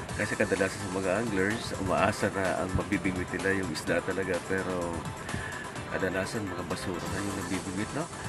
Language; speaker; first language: Filipino; non-native, local second language; Bikol